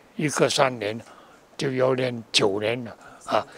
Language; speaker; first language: Chinese; non-native, local second language; Cantonese